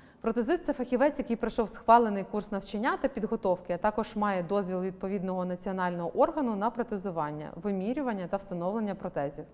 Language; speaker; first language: Ukrainian; native; Ukrainian